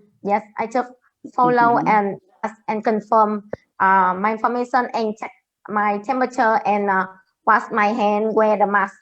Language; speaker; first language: English; non-native, learner; Vietnamese